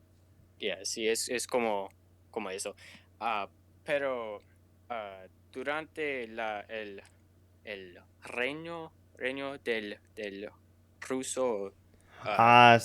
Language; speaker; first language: Spanish; non-native, learner; English